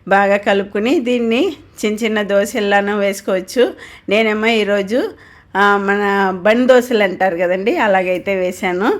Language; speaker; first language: Telugu; non-native, local second language; Tamil